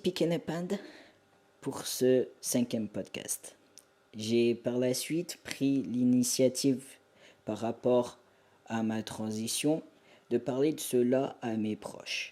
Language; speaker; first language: French; native; French